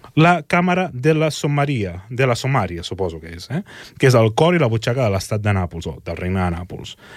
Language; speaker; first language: Catalan; native; Catalan